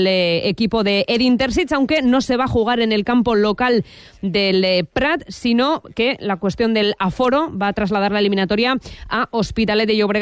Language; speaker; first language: Spanish; native; Spanish